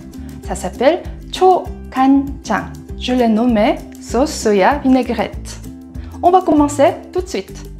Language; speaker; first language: French; non-native, fluent; Korean